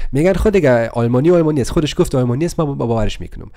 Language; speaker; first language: Persian; early bilingual, heritage; Persian